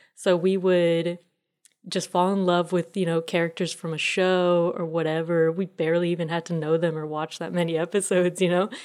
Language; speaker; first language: English; early bilingual, other home language; Italian